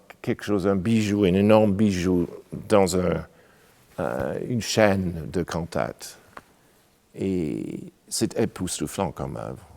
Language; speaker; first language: French; non-native, fluent; English